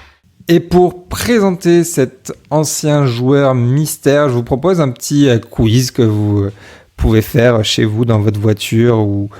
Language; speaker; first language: French; native; French